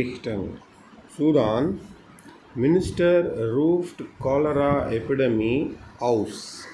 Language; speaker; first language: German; non-native, fluent; Tamil